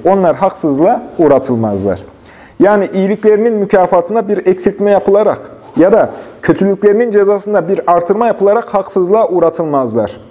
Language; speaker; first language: Turkish; native; Turkish